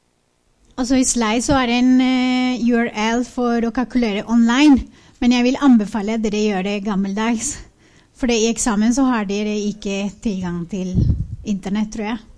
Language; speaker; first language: Norwegian; non-native, fluent; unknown